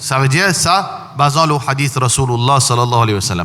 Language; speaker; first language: French; non-native, learner; Morisyen